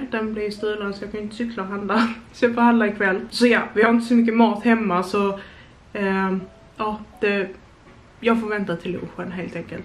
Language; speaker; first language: Swedish; native; Swedish